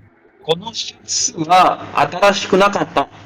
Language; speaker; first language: Japanese; non-native, learner; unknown